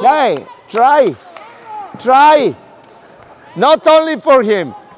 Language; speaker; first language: English; non-native, learner; Italian